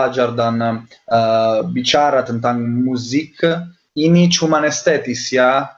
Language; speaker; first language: Indonesian; non-native, learner; Italian